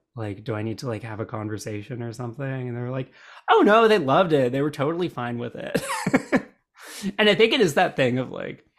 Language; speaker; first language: English; native; English